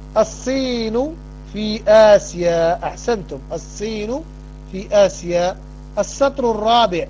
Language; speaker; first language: Arabic; non-native, fluent; French